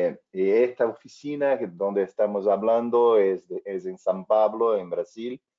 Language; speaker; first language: Spanish; non-native, fluent; Portuguese